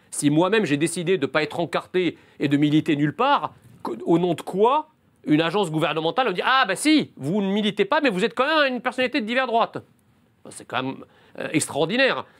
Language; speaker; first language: French; early bilingual, other home language; Arabic